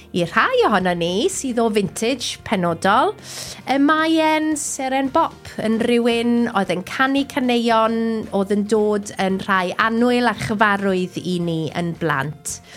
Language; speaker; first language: Welsh; native; Welsh